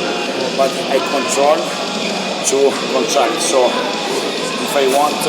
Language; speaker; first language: English; non-native, learner; Italian